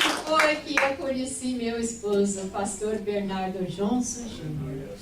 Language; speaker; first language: Portuguese; non-native, fluent; English